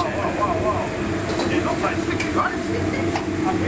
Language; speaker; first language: English; non-native, learner; Burmese